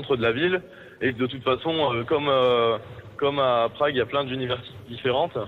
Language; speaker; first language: French; native; French